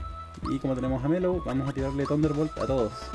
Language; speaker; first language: Spanish; native; Spanish